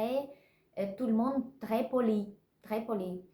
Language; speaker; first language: French; non-native, learner; Russian